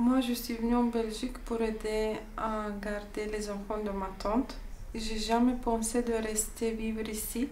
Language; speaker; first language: French; non-native, fluent; Turkish